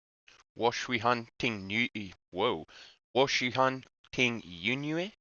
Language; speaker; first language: Chinese; non-native, learner; English